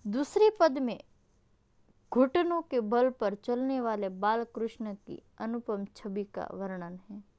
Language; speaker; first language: Hindi; non-native, local second language; Gujarati